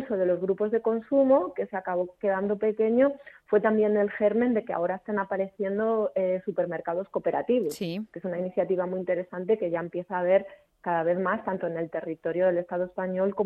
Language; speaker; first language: Spanish; native; Spanish